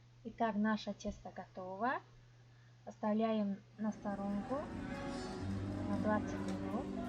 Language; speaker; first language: Russian; non-native, fluent; Tajik